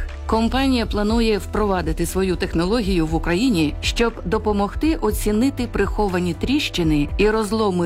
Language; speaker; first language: Ukrainian; native; Ukrainian